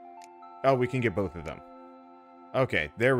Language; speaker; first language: English; native; English